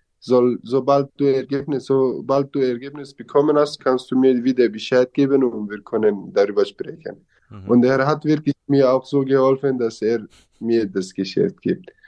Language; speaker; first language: German; non-native, fluent; Kurdish